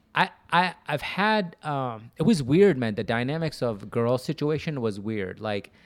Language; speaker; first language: English; early bilingual, other home language; Urdu